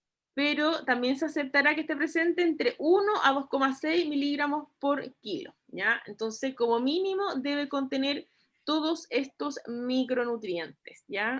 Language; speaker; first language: Spanish; native; Spanish